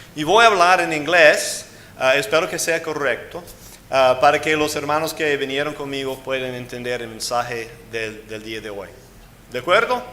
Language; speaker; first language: Spanish; non-native, fluent; English